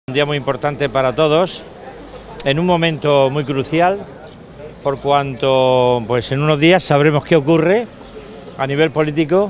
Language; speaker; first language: Spanish; native; Spanish